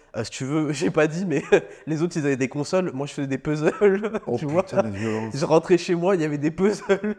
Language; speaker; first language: French; native; French